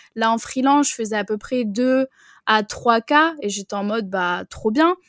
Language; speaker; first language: French; native; French